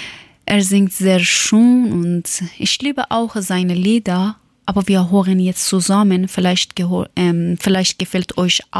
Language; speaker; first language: German; non-native, learner; Persian